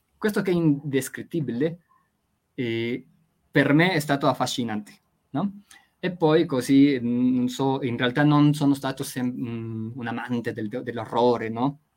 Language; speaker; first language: Italian; non-native, fluent; Spanish